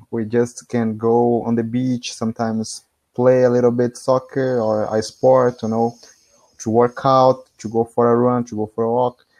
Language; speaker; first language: English; non-native, fluent; Portuguese